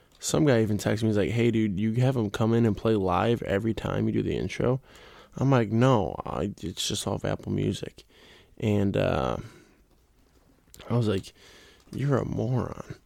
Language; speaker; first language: English; native; English